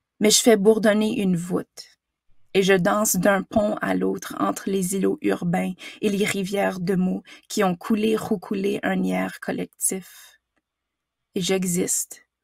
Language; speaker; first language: French; native; French